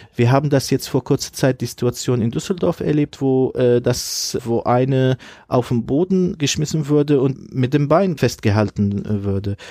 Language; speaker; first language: German; non-native, fluent; Arabic